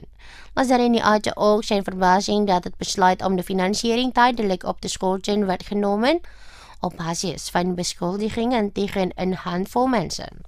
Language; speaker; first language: Dutch; non-native, learner; Indonesian